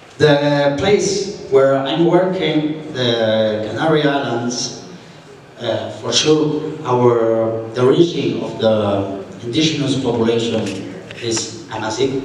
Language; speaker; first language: English; non-native, fluent; Spanish